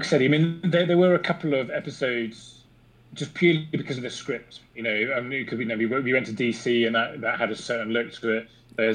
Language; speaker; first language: English; native; English